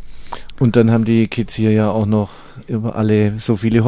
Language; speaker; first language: German; native; German